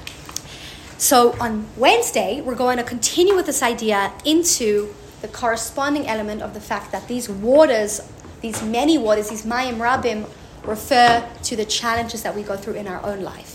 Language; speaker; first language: English; native; English